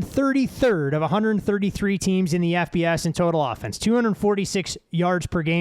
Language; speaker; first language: English; native; English